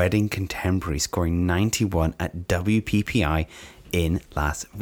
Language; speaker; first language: English; native; English